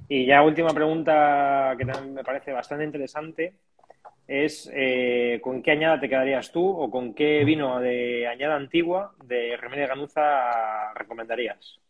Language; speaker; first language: Spanish; native; Spanish